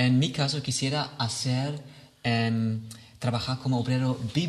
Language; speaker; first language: Spanish; non-native, fluent; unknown